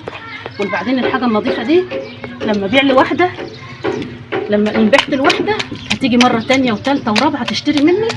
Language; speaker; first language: Arabic; native; Arabic